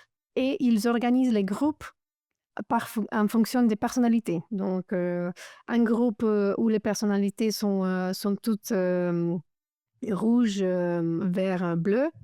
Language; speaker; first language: French; non-native, fluent; Romanian